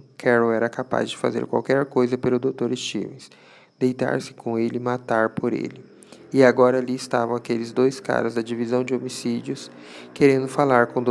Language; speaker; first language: Portuguese; native; Portuguese